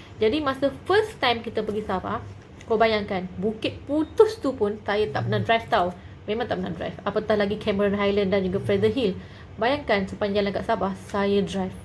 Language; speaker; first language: Malay; native; Malay